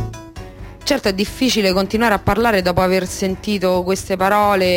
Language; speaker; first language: Italian; native; Italian